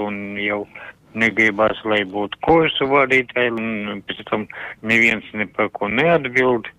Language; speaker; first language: Latvian; non-native, local second language; Russian